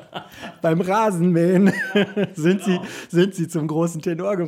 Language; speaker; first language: German; native; German